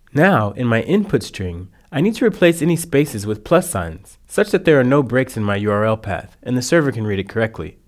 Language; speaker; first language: English; native; English